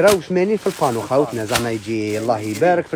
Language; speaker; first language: Arabic; native; Arabic